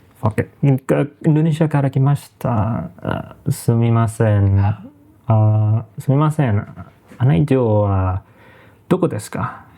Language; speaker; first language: Japanese; non-native, learner; Indonesian